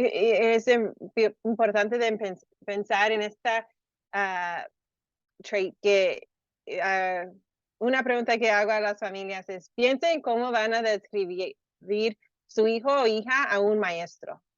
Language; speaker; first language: Spanish; early bilingual, heritage; Spanish